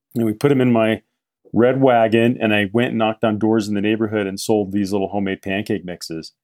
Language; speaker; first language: English; native; English